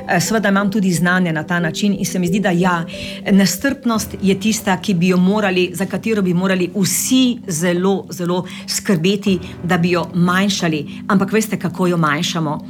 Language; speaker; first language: Slovenian; native; Slovenian